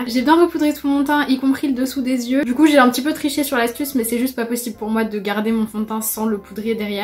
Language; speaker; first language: French; native; French